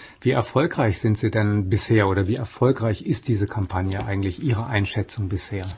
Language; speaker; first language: German; native; German